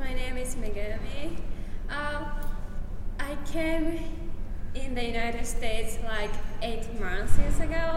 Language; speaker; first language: English; non-native, learner; Japanese